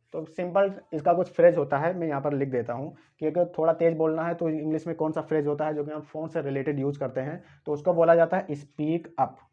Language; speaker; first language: Hindi; native; Hindi